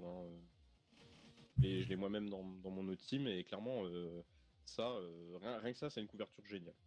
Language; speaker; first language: French; native; French